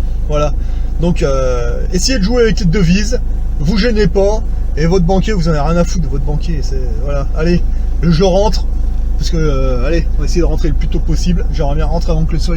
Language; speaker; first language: French; native; French